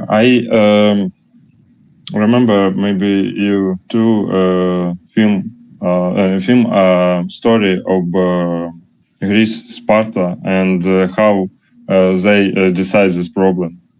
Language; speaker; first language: English; non-native, learner; Russian